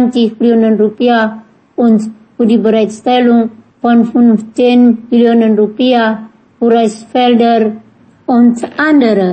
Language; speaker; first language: German; non-native, fluent; Indonesian